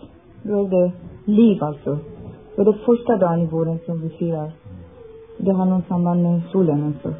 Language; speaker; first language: Swedish; non-native, fluent; Persian